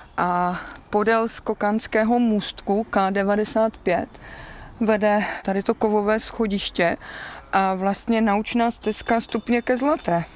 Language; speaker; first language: Czech; native; Czech